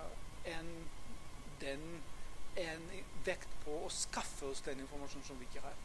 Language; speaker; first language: Norwegian; non-native, fluent; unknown